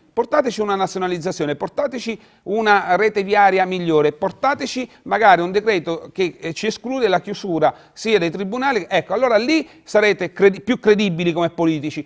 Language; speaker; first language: Italian; native; Italian